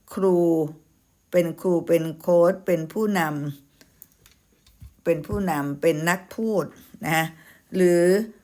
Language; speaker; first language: Thai; native; Thai